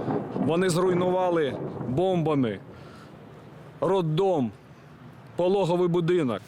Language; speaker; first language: Russian; native; Russian